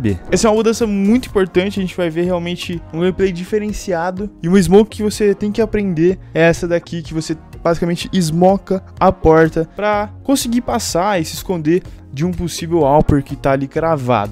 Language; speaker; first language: Portuguese; native; Portuguese